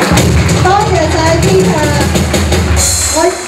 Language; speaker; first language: Chinese; early bilingual, heritage; Cantonese